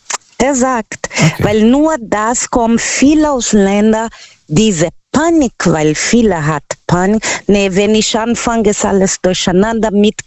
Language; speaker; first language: German; non-native, learner; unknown